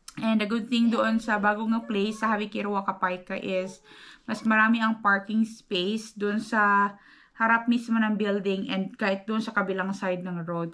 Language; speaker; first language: Filipino; native; Filipino